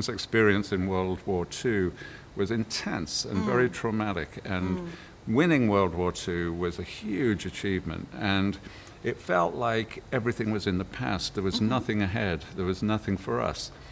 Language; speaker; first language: English; native; English